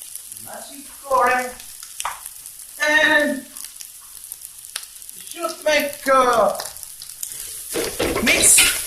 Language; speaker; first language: English; non-native, learner; Indonesian